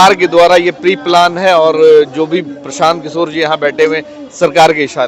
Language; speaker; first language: Hindi; native; Hindi